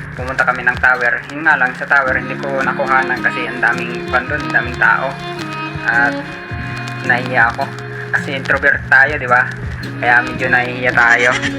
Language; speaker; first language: Filipino; native; Filipino